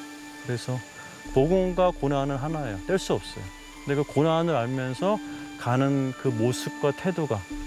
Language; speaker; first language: Korean; native; Korean